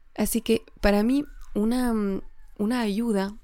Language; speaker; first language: Spanish; non-native, fluent; French